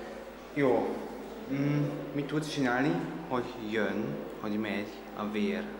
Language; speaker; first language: Hungarian; non-native, learner; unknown